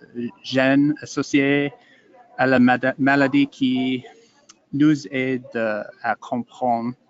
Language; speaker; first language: French; non-native, learner; English